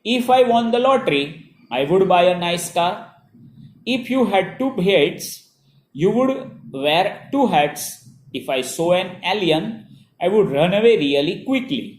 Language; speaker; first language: English; non-native, local second language; Gujarati